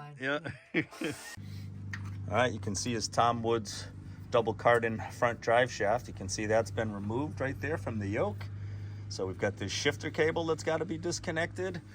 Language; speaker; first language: English; native; English